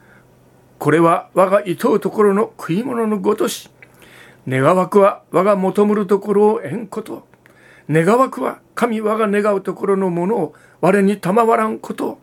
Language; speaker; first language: Japanese; native; Japanese